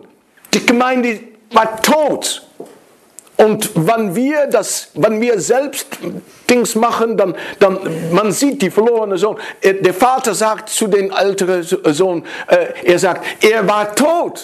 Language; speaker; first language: German; non-native, fluent; Dutch